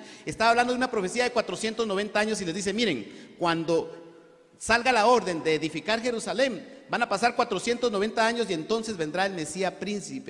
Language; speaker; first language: Spanish; native; Spanish